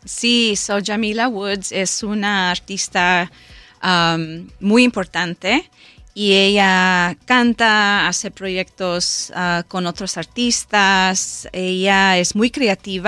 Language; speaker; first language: Spanish; early bilingual, heritage; Spanish